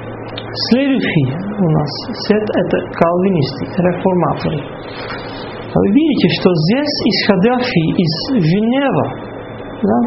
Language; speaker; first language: Russian; non-native, fluent; Dutch